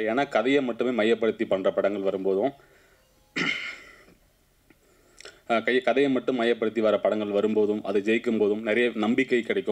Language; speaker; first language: Tamil; native; Tamil